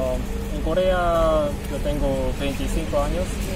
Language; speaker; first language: Spanish; non-native, learner; Korean